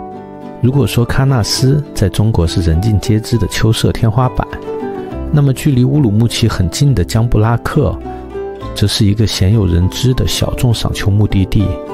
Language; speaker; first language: Chinese; native; Chinese